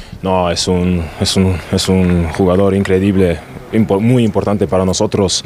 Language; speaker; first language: Spanish; non-native, learner; German